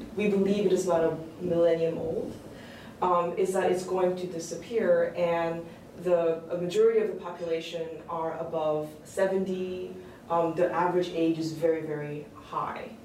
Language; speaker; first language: English; early bilingual, other home language; Korean